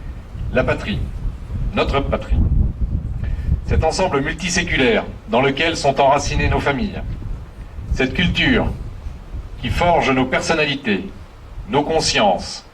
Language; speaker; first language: French; native; French